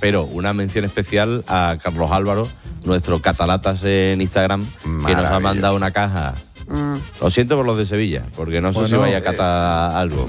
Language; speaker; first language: Spanish; native; Spanish